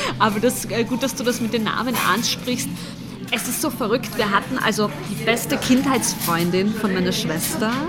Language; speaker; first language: German; early bilingual, other home language; Bosnian